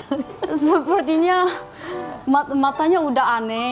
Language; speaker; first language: Indonesian; non-native, fluent; Korean